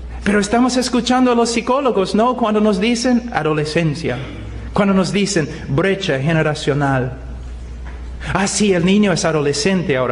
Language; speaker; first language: Spanish; non-native, fluent; English